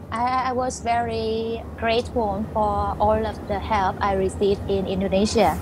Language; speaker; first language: English; non-native, fluent; Vietnamese